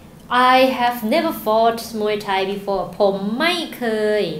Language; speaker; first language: English; non-native, fluent; Thai